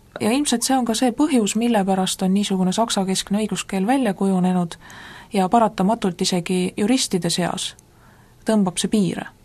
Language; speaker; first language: Estonian; native; Estonian